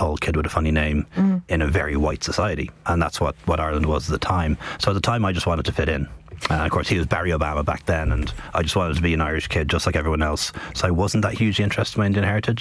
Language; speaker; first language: English; native; English